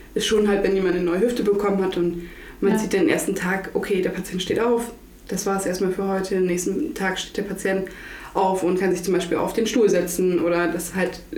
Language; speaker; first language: German; native; German